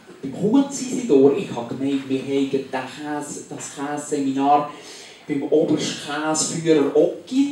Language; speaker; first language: German; native; German